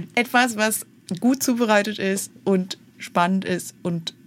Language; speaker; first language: German; native; German